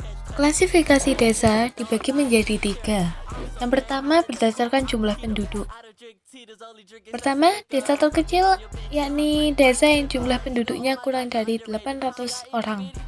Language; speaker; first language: Indonesian; native; Indonesian